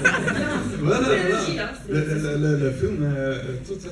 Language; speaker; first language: French; non-native, learner; English